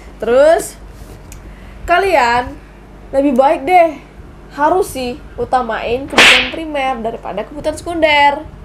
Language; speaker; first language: Indonesian; native; Indonesian